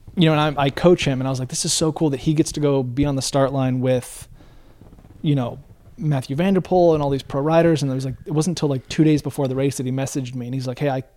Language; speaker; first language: English; native; English